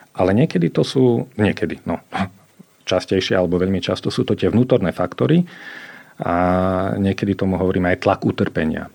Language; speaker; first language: Slovak; native; Slovak